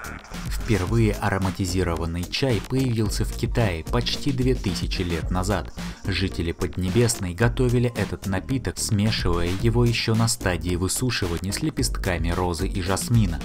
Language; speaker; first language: Russian; native; Russian